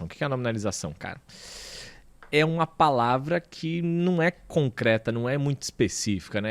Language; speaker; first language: Portuguese; native; Portuguese